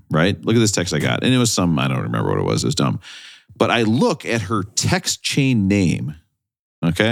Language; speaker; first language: English; native; English